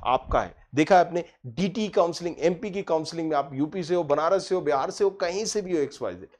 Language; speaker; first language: Hindi; native; Hindi